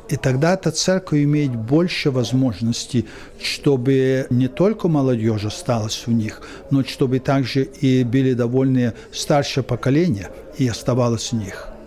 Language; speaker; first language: Russian; early bilingual, heritage; Russian